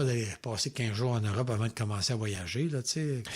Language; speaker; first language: French; native; French